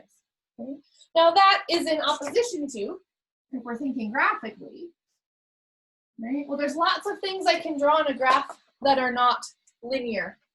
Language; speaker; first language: English; native; English